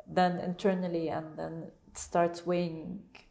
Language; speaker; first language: English; non-native, fluent; Arabic